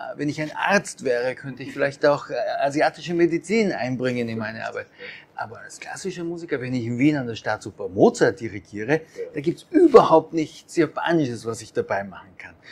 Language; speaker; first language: German; early bilingual, other home language; Japanese